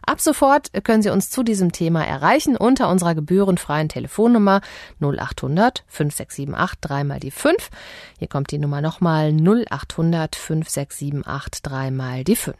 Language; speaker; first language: German; native; German